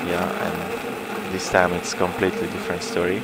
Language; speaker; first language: English; non-native, fluent; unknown